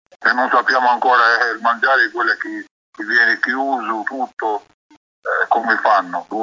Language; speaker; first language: Italian; non-native, learner; Arabic